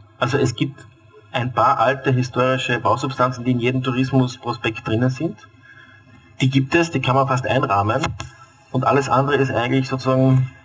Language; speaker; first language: German; native; German